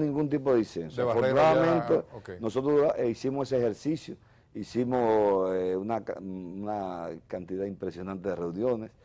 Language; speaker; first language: Spanish; native; Spanish